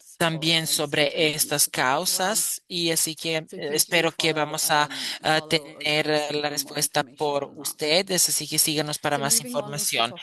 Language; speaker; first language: Spanish; non-native, fluent; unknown